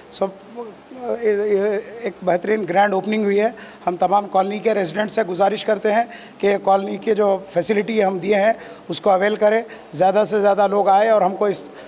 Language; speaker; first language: Hindi; non-native, local second language; Urdu